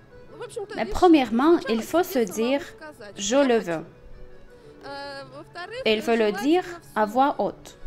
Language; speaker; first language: French; non-native, fluent; Russian